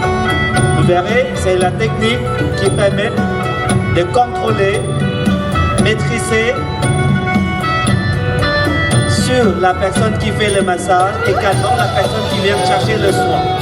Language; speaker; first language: French; non-native, fluent; Thai